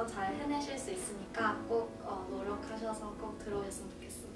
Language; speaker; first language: Korean; early bilingual, heritage; Korean